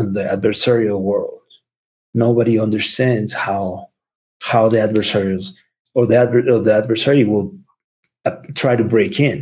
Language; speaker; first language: English; non-native, fluent; Spanish